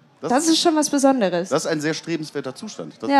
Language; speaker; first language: German; native; German